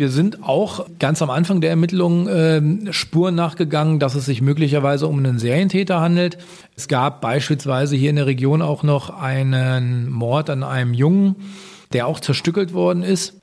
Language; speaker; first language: German; native; German